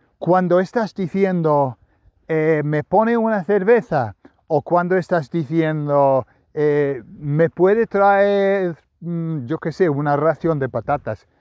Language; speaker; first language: Spanish; non-native, fluent; English